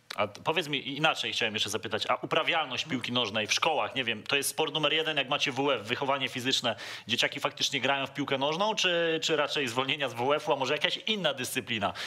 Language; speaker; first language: Polish; native; Polish